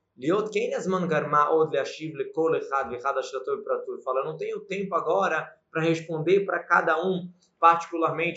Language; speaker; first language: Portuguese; native; Portuguese